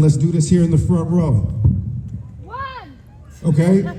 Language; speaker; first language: English; native; English